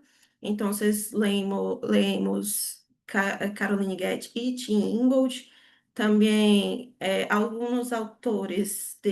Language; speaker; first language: Spanish; non-native, learner; Portuguese